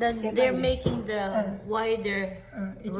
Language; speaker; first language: English; non-native, learner; Japanese